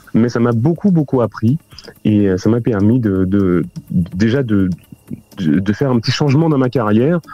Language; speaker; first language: French; native; French